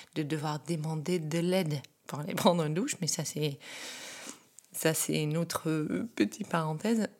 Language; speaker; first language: French; non-native, fluent; Dutch